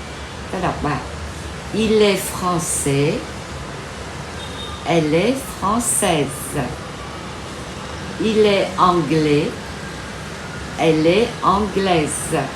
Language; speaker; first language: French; non-native, fluent; Vietnamese